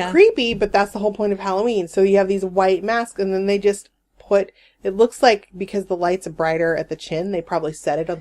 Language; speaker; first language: English; native; English